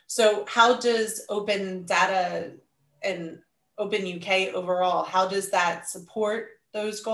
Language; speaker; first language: English; native; English